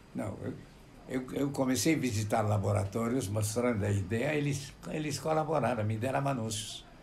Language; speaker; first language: Portuguese; non-native, fluent; Romanian